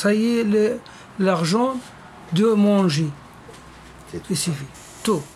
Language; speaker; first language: French; non-native, learner; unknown